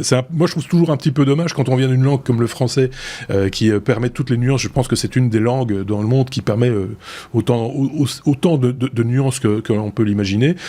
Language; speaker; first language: French; native; French